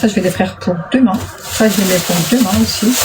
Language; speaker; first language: French; native; French